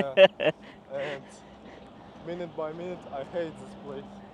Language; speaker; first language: English; non-native, learner; Russian